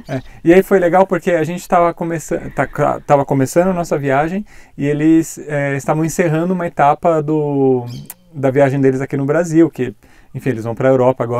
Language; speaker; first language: Portuguese; native; Portuguese